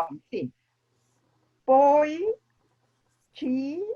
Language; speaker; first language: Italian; non-native, learner; Spanish